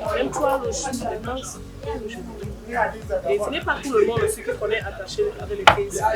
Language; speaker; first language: French; non-native, local second language; English